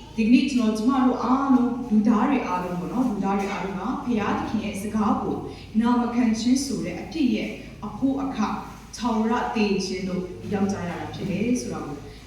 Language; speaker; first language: Burmese; non-native, local second language; Kachin